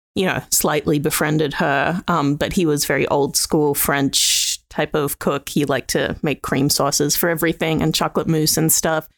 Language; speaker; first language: English; native; English